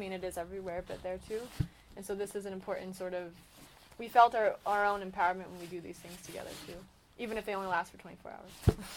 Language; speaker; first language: English; native; English